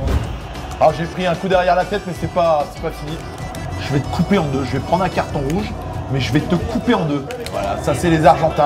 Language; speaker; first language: French; native; French